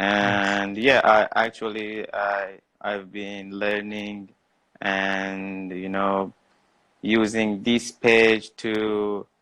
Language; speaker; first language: English; non-native, learner; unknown